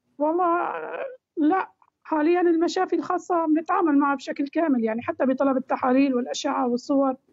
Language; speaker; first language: Arabic; native; Arabic